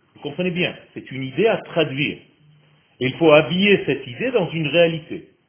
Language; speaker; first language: French; non-native, fluent; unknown